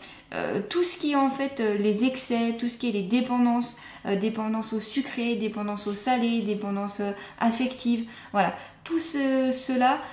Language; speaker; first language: French; native; French